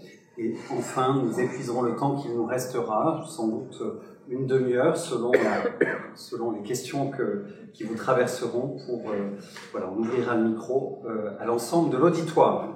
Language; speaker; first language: French; native; French